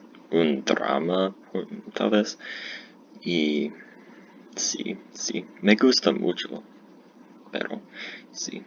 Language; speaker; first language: Spanish; non-native, learner; English